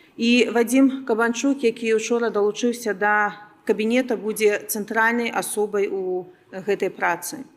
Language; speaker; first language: Belarusian; non-native, local second language; Russian